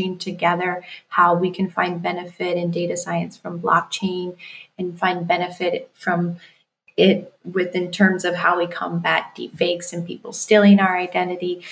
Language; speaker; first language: English; native; English